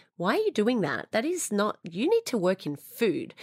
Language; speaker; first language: English; native; English